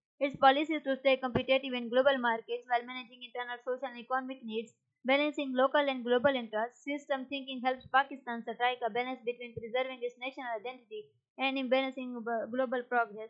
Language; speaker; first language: English; non-native, local second language; Urdu